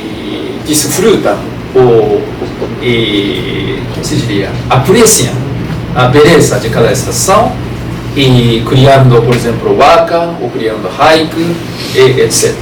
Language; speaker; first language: Portuguese; non-native, fluent; Japanese